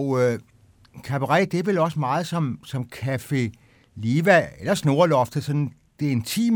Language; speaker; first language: Danish; native; Danish